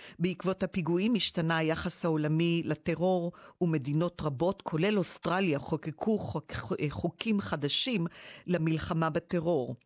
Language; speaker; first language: Hebrew; native; Hebrew